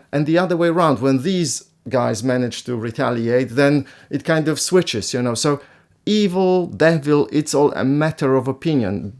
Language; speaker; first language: English; non-native, fluent; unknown